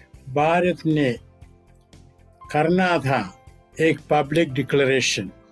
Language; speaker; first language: Hindi; non-native, fluent; Malayalam